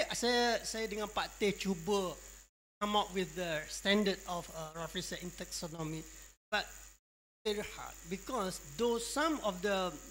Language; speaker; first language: English; non-native, local second language; Malay